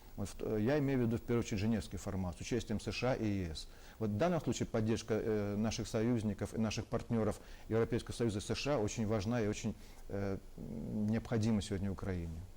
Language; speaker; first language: Russian; native; Russian